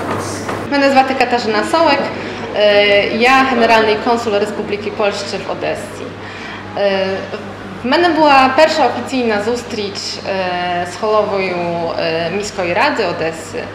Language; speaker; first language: Ukrainian; non-native, fluent; Polish